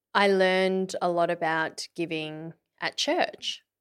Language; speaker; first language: English; early bilingual, other home language; Vietnamese